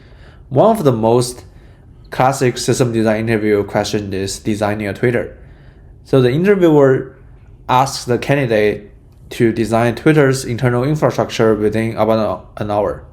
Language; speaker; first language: English; non-native, fluent; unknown